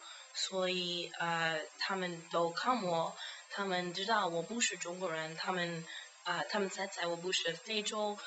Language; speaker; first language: Chinese; non-native, learner; English